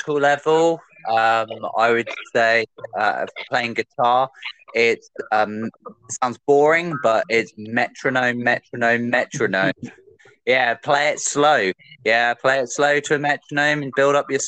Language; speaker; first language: English; native; English